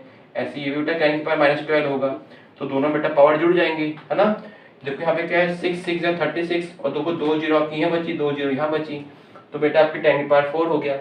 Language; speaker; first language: Hindi; native; Hindi